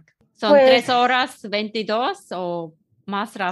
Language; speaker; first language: Spanish; non-native, learner; German